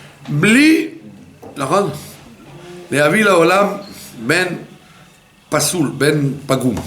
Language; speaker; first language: Hebrew; non-native, fluent; French